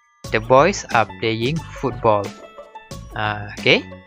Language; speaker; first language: English; non-native, local second language; Malay